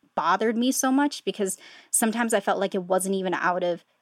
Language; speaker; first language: English; native; English